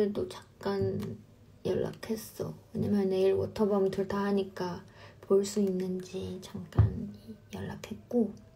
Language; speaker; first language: Korean; non-native, fluent; Chinese